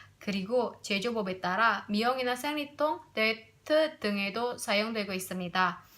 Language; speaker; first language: Korean; non-native, learner; Indonesian